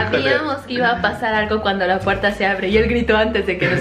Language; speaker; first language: Spanish; native; Spanish